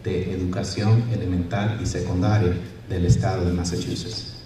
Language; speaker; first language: Spanish; early bilingual, other home language; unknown